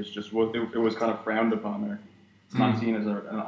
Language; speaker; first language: English; native; English